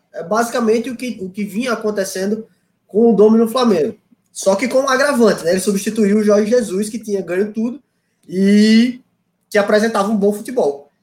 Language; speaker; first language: Portuguese; native; Portuguese